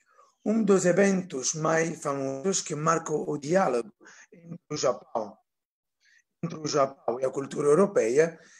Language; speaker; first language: Portuguese; non-native, fluent; Italian